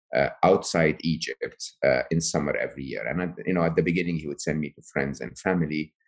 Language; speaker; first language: English; non-native, fluent; Arabic